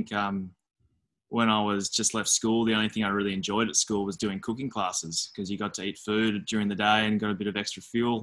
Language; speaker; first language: English; native; English